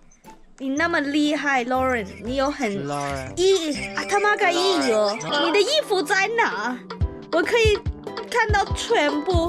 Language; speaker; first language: Chinese; non-native, learner; English